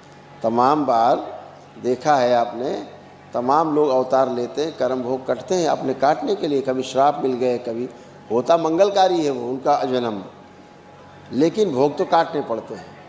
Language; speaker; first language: Hindi; native; Hindi